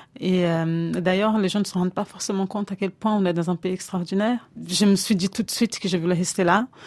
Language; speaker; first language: French; non-native, fluent; Portuguese